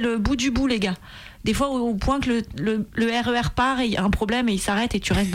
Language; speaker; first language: French; native; French